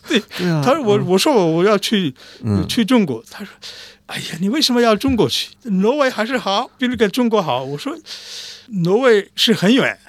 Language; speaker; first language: Chinese; non-native, fluent; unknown